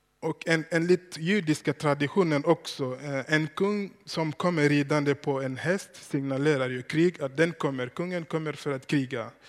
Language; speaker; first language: Swedish; non-native, fluent; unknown